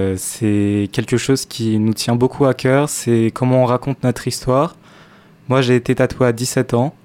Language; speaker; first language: French; native; French